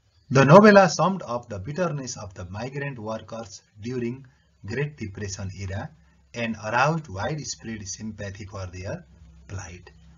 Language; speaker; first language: English; non-native, local second language; Nepali